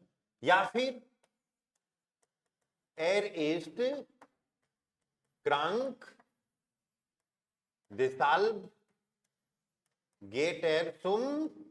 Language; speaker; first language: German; non-native, fluent; Hindi